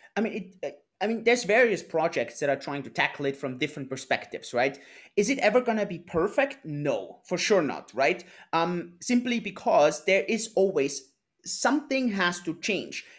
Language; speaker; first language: English; non-native, fluent; German